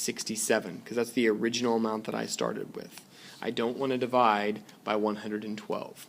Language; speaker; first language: English; native; English